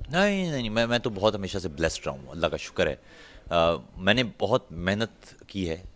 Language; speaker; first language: Urdu; non-native, local second language; Punjabi